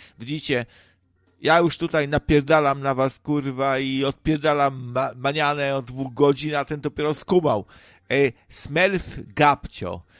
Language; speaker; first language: Polish; native; Polish